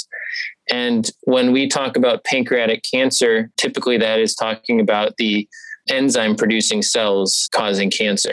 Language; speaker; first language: English; native; English